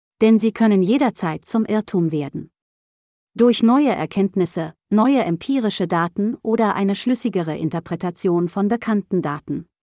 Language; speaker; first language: German; native; German